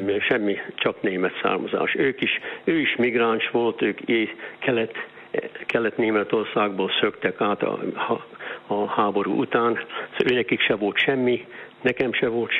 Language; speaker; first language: Hungarian; early bilingual, heritage; Hungarian